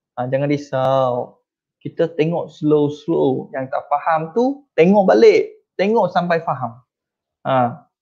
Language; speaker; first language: Malay; non-native, local second language; Chinese